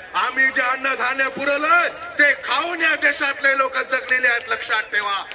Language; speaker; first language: Marathi; non-native, local second language; Lambadi